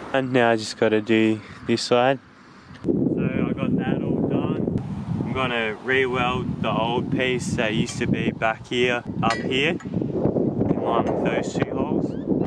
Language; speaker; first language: English; native; English